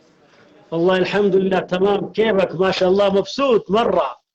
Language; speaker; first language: Arabic; non-native, learner; Pashto